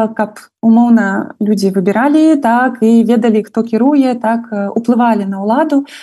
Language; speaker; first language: Belarusian; non-native, local second language; Russian